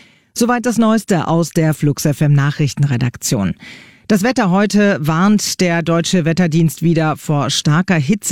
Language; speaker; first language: German; native; German